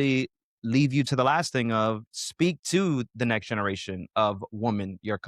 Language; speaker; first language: English; native; English